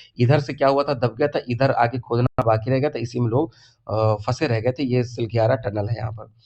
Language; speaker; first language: Hindi; native; Hindi